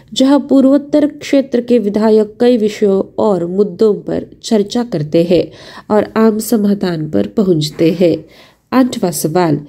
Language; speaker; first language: Hindi; non-native, local second language; Marathi